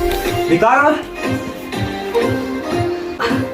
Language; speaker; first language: Dutch; early bilingual, other home language; Tibetan